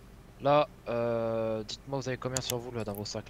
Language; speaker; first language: French; native; French